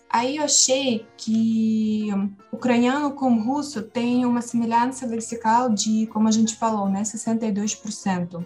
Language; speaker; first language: Portuguese; non-native, fluent; Ukrainian